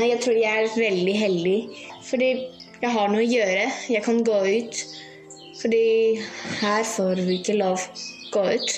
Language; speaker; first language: Norwegian; early bilingual, heritage; Greek